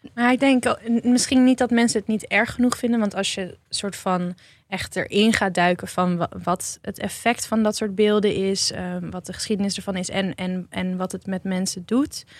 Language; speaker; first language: Dutch; native; Dutch